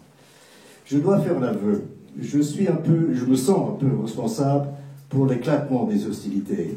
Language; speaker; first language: French; non-native, fluent; English